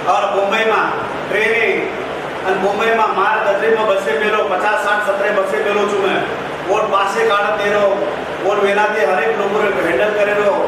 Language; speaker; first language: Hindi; non-native, local second language; Lambadi